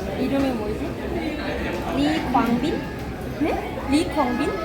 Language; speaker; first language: Korean; non-native, fluent; Vietnamese